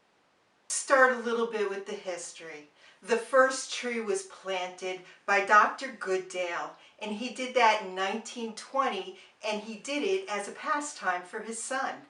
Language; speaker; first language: English; native; English